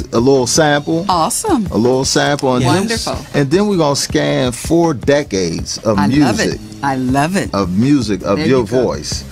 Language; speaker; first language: English; native; English